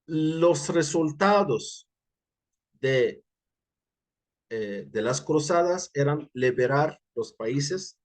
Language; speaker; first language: Spanish; non-native, fluent; Arabic